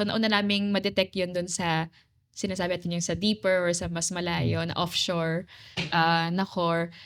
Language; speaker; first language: Filipino; native; Filipino